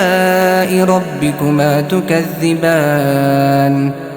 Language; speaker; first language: Arabic; native; Arabic